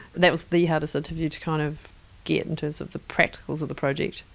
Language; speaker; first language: English; native; English